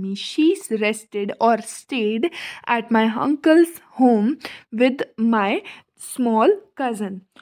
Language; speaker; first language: English; non-native, local second language; Hindi